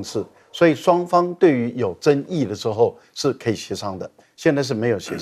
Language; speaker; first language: Chinese; native; Chinese